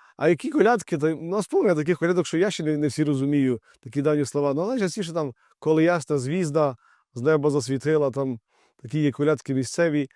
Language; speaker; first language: Ukrainian; native; Ukrainian